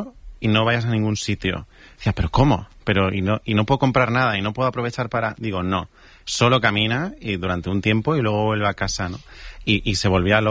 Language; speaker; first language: Spanish; native; Spanish